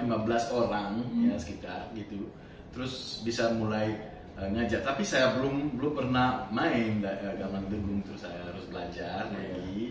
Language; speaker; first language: Indonesian; non-native, fluent; French